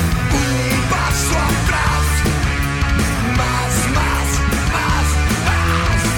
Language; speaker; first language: Spanish; native; Spanish